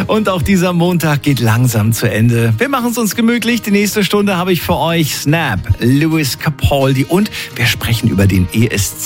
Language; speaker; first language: German; native; German